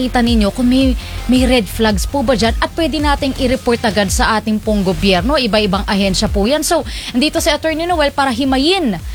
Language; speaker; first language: Filipino; native; Filipino